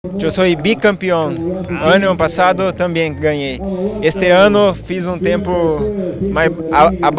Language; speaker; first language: Spanish; non-native, learner; Portuguese